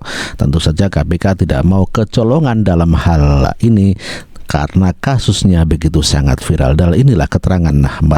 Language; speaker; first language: Indonesian; native; Indonesian